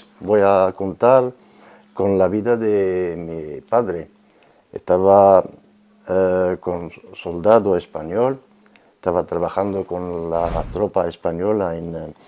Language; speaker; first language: Spanish; non-native, learner; Arabic